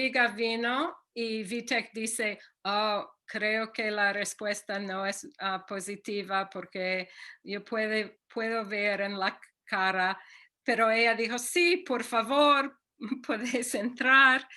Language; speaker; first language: Spanish; non-native, fluent; English